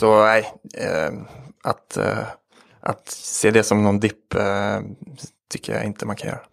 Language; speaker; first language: Swedish; native; Swedish